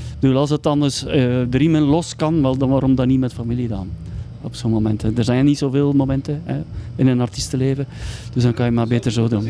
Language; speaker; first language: Dutch; native; Dutch